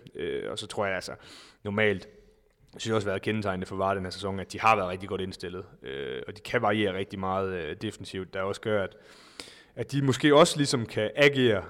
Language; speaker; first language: Danish; native; Danish